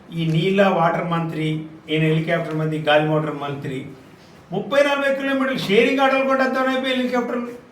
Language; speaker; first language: Telugu; native; Telugu